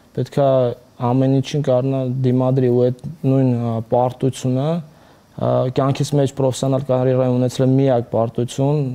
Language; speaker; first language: Armenian; early bilingual, heritage; Armenian